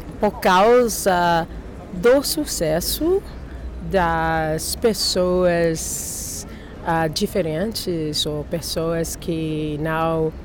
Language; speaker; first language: Portuguese; non-native, learner; English